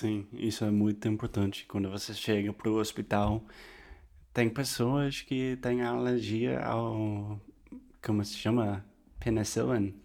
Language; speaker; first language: Portuguese; non-native, fluent; English